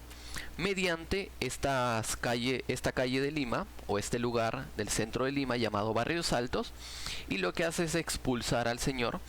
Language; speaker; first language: Spanish; native; Spanish